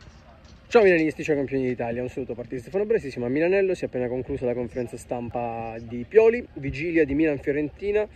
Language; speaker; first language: Italian; native; Italian